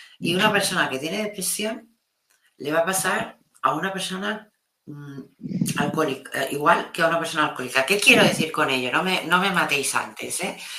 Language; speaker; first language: Spanish; non-native, local second language; Catalan